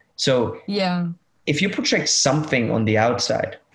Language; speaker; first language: English; non-native, fluent; German